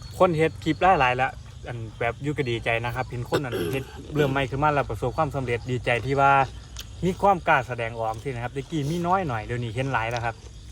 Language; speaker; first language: Thai; native; Thai